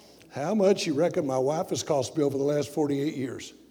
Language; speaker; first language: English; native; English